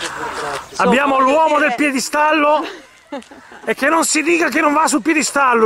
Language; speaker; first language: Italian; native; Italian